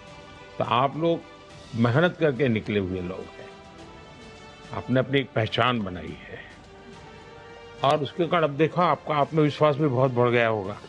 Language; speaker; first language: Hindi; non-native, local second language; Gujarati